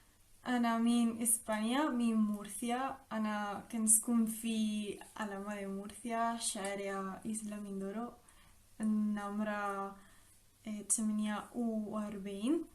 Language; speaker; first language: Arabic; non-native, learner; Spanish